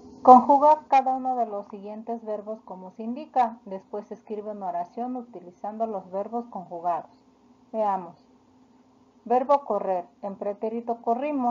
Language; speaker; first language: Spanish; native; Spanish